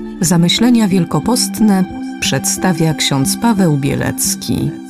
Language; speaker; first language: Polish; native; Polish